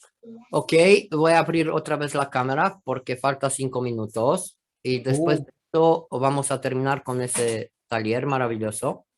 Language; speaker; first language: Spanish; non-native, fluent; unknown